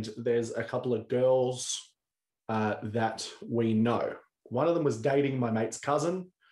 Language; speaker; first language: English; native; English